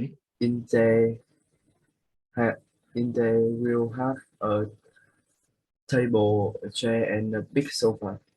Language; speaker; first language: English; non-native, learner; Vietnamese